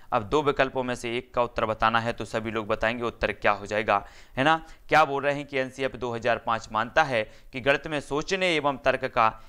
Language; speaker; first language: Hindi; native; Hindi